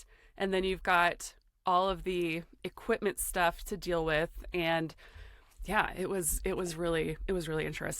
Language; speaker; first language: English; native; English